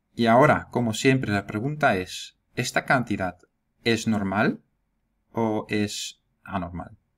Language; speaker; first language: Spanish; non-native, fluent; Dutch